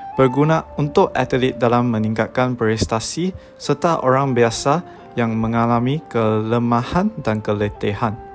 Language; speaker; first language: Malay; non-native, local second language; Tamil